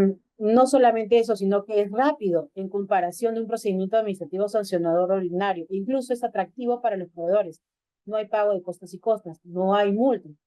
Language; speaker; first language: Spanish; native; Spanish